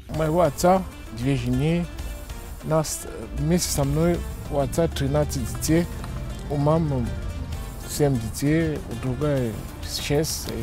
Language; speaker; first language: Russian; non-native, fluent; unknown